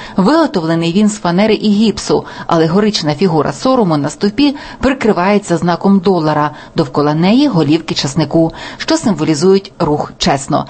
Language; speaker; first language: Ukrainian; native; Ukrainian